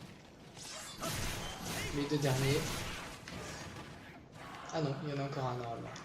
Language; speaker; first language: French; native; French